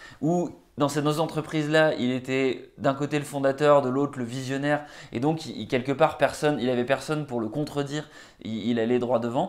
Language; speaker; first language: French; native; French